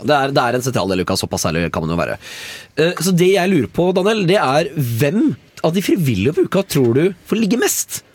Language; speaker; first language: Norwegian; native; Norwegian